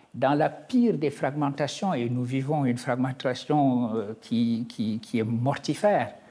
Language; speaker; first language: French; non-native, local second language; Wolof